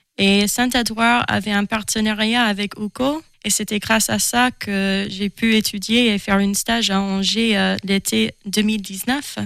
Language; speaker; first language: French; non-native, learner; English